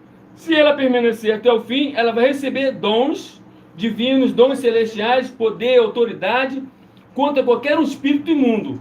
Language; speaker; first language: Portuguese; native; Portuguese